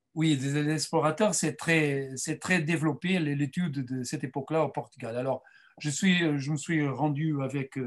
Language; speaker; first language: French; non-native, fluent; Portuguese